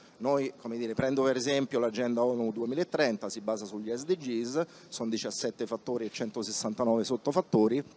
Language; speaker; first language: Italian; native; Italian